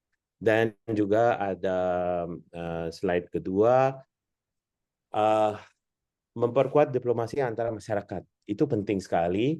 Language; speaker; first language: Indonesian; non-native, fluent; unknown